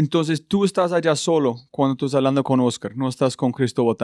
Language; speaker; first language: Spanish; non-native, fluent; English